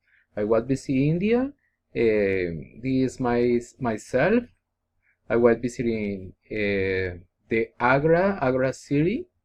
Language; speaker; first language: English; non-native, learner; Spanish